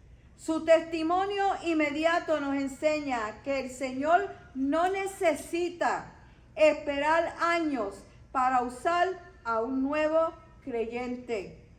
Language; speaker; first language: Spanish; native; Spanish